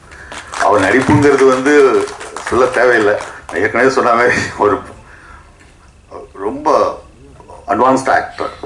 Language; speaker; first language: Tamil; native; Tamil